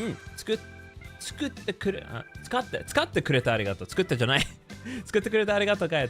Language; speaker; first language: Japanese; non-native, learner; English